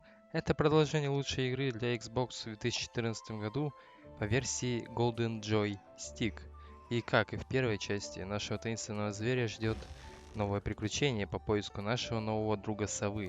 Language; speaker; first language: Russian; native; Russian